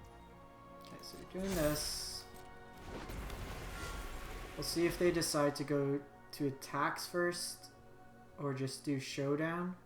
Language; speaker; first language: English; native; English